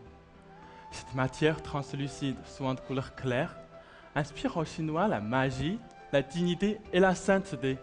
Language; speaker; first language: French; non-native, fluent; Chinese